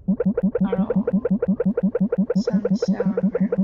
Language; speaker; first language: French; native; French